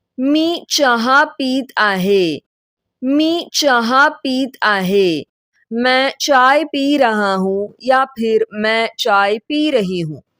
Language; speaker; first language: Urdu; non-native, local second language; Marathi